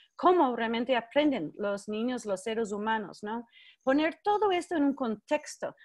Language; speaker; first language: Spanish; non-native, fluent; English